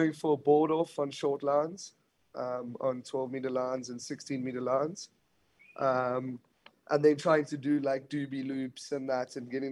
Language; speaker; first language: English; native; English